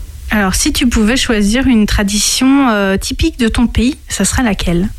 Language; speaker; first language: French; native; French